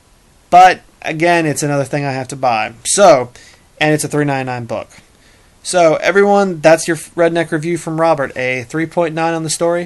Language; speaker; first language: English; native; English